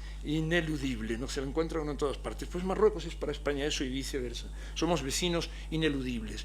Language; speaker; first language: Spanish; native; Spanish